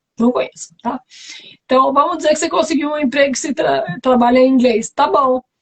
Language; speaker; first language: Portuguese; non-native, fluent; French